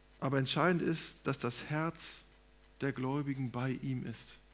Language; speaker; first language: German; native; German